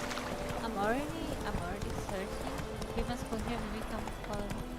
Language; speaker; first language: English; non-native, learner; Indonesian